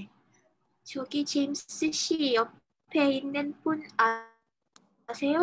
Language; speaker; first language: Korean; non-native, learner; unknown